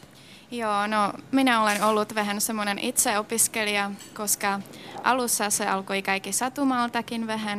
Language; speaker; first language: Finnish; non-native, fluent; Czech